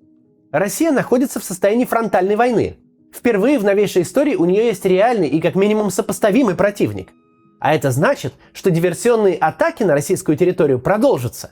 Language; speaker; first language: Russian; native; Russian